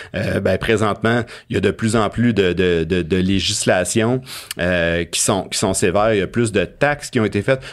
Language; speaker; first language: French; native; French